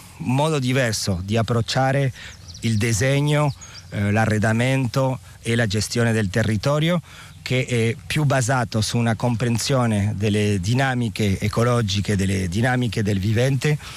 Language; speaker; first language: Italian; non-native, fluent; Spanish